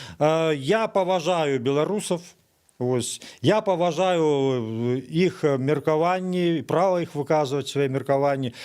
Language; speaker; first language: Belarusian; native; Belarusian